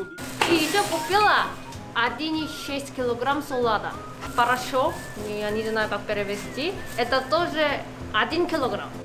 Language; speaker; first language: Russian; non-native, learner; Korean